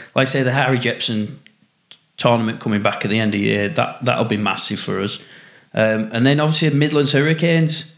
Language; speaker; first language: English; native; English